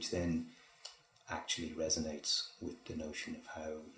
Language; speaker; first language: English; native; English